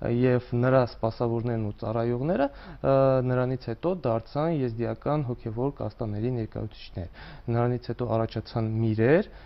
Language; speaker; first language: Armenian; non-native, local second language; Kurdish